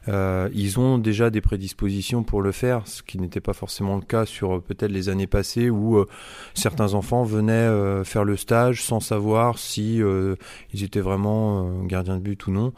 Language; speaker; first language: French; native; French